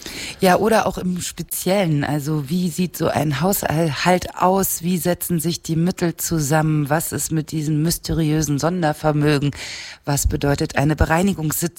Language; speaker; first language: German; native; German